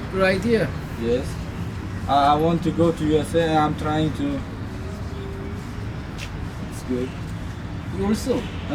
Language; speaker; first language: English; non-native, learner; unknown